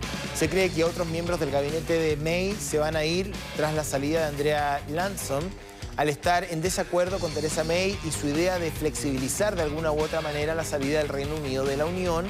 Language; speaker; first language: Spanish; native; Spanish